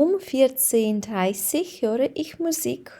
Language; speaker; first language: German; non-native, fluent; Ukrainian